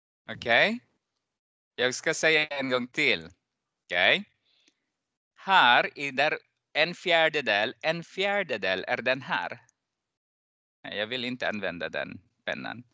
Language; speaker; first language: Swedish; non-native, fluent; Arabic